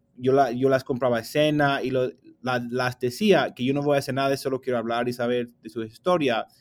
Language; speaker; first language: Spanish; non-native, fluent; English